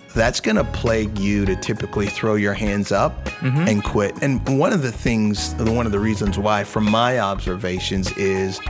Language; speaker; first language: English; early bilingual, other home language; Indonesian